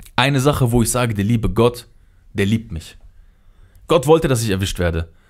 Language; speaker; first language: German; early bilingual, other home language; Kurdish